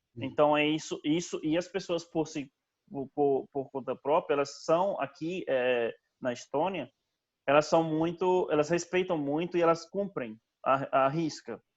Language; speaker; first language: Portuguese; native; Portuguese